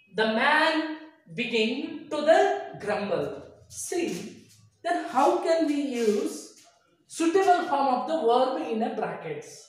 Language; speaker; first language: English; non-native, local second language; Kannada